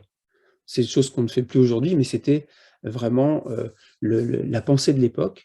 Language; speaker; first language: French; native; French